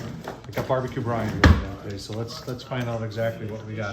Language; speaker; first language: English; native; English